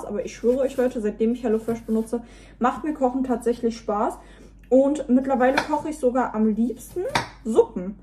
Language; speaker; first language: German; native; German